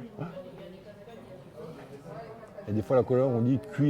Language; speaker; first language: French; native; French